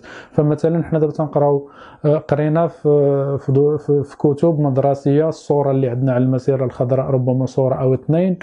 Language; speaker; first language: Arabic; native; Arabic